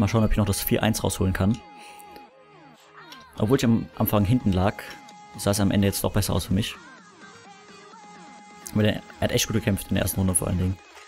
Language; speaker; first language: German; native; German